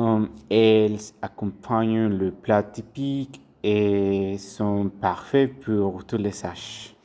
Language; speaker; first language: French; non-native, learner; Spanish